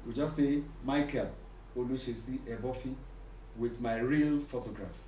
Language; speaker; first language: English; non-native, local second language; Yoruba